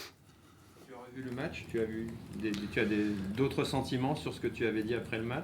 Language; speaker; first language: French; native; French